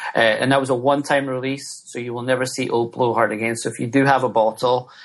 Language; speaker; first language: English; native; English